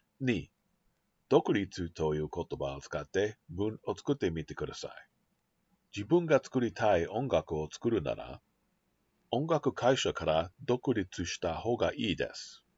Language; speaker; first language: Japanese; non-native, learner; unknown